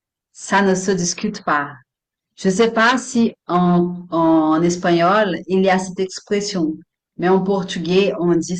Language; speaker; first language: French; non-native, fluent; Portuguese